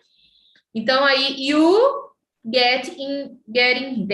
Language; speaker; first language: English; non-native, fluent; Portuguese